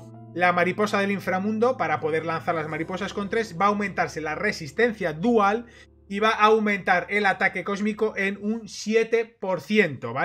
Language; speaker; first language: Spanish; native; Spanish